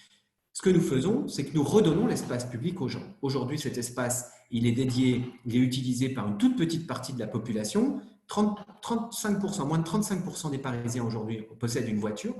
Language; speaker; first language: French; native; French